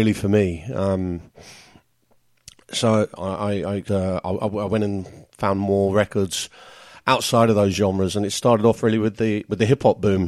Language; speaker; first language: English; native; English